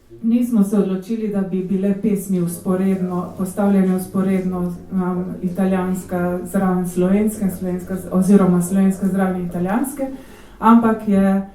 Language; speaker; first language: Slovenian; native; Slovenian